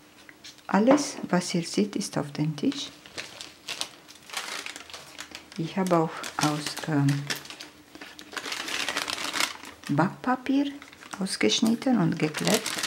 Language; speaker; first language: German; non-native, fluent; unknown